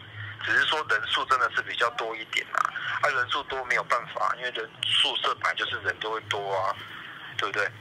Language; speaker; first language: Chinese; native; Chinese